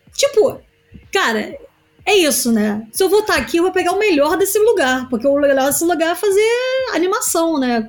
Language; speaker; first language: Portuguese; native; Portuguese